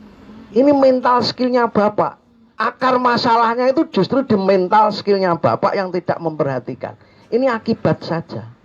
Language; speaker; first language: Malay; non-native, local second language; Javanese